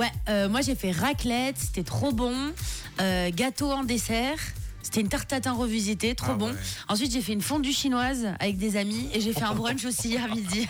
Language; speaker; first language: French; native; French